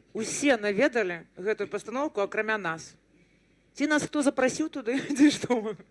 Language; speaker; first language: Belarusian; non-native, local second language; Russian